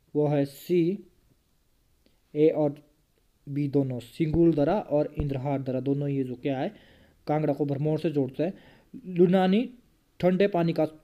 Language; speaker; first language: Hindi; native; Hindi